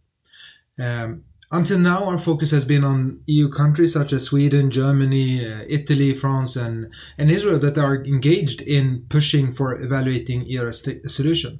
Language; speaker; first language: English; non-native, fluent; Swedish